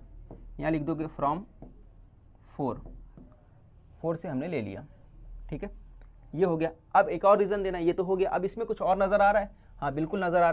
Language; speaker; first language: Hindi; native; Hindi